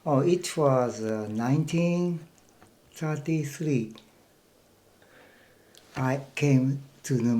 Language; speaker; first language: English; non-native, learner; Japanese